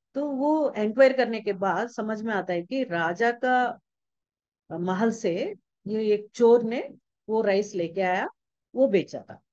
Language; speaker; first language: Hindi; non-native, local second language; Telugu